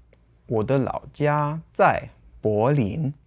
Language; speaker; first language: Chinese; non-native, fluent; German